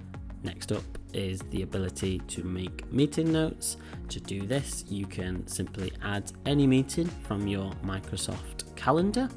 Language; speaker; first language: English; native; English